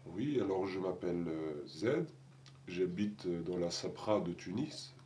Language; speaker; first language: French; non-native, local second language; Arabic